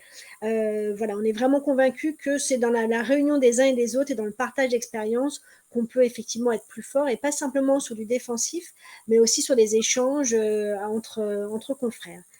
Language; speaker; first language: French; native; French